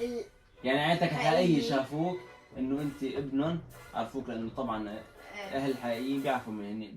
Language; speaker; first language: Arabic; native; Arabic